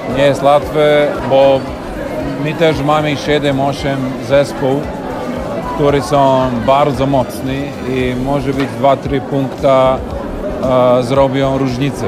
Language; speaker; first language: Polish; non-native, learner; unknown